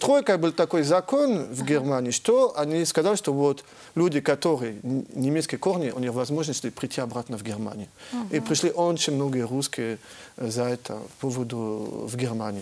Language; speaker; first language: Russian; early bilingual, heritage; French